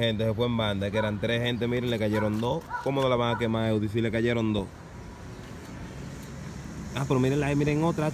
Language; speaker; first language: Spanish; native; Spanish